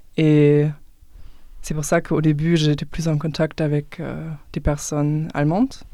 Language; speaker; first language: French; non-native, fluent; German